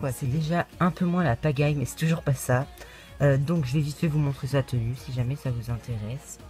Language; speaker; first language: French; native; French